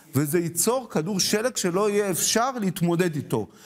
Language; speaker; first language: Hebrew; native; Hebrew